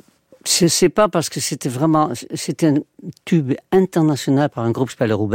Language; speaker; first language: French; non-native, fluent; Dutch